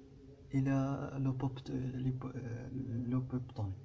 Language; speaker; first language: French; non-native, learner; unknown